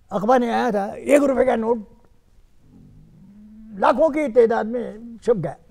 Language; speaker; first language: Hindi; non-native, local second language; Urdu